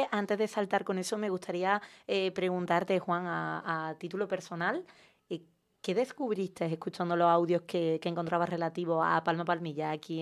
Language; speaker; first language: Spanish; native; Spanish